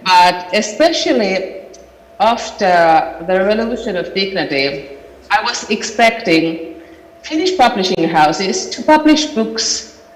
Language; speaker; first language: English; non-native, fluent; Finnish